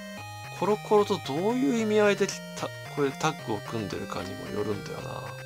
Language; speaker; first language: Japanese; native; Japanese